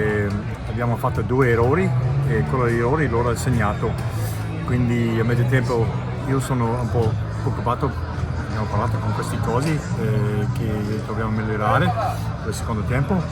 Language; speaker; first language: Italian; non-native, learner; English